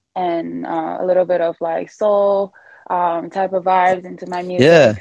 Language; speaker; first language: English; early bilingual, other home language; Spanish